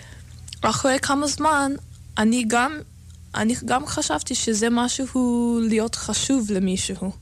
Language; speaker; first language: Hebrew; non-native, learner; English